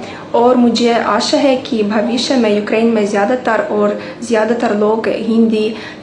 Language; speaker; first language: Hindi; non-native, learner; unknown